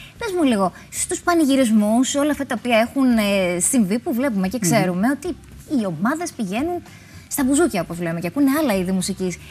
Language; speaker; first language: Greek; native; Greek